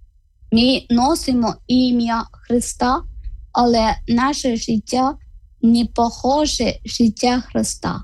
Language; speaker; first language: Ukrainian; non-native, learner; Malayalam